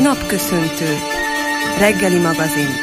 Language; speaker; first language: Hungarian; native; Hungarian